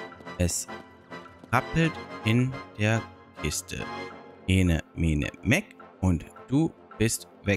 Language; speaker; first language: German; native; German